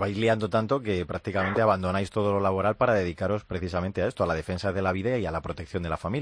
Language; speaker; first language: Spanish; native; Spanish